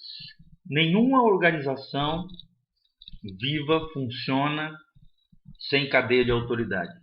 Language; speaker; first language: Portuguese; native; Portuguese